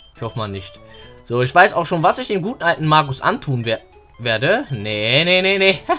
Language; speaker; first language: German; early bilingual, other home language; Turkish